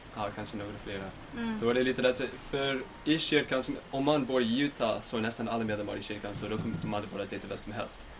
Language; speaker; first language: Swedish; non-native, fluent; English